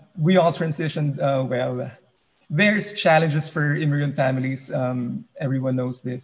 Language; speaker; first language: English; non-native, local second language; Filipino